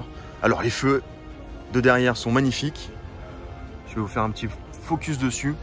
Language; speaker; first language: French; native; French